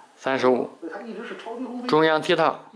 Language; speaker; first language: Chinese; native; Chinese